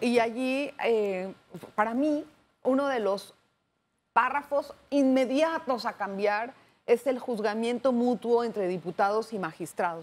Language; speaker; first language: Spanish; native; Spanish